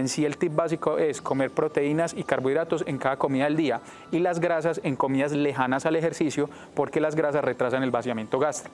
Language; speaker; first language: Spanish; native; Spanish